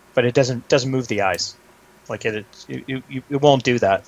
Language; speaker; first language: English; native; English